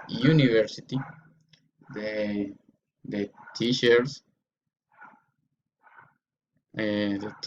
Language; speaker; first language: English; non-native, learner; Spanish